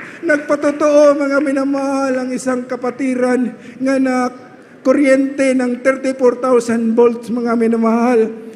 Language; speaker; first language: Filipino; non-native, local second language; Cebuano